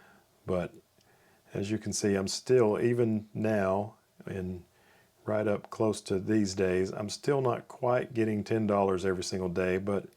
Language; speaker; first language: English; native; English